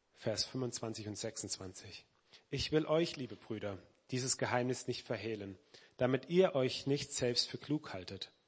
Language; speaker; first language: German; native; German